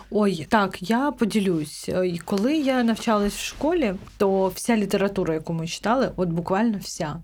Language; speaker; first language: Ukrainian; non-native, local second language; Crimean Tatar